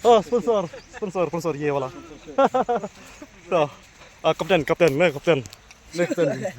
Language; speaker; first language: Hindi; non-native, local second language; Khasi